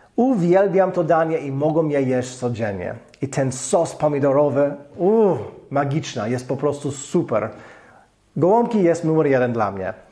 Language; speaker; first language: Polish; non-native, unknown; English